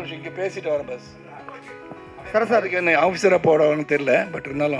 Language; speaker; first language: Tamil; native; Tamil